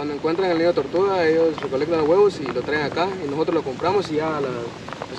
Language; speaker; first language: Spanish; native; Spanish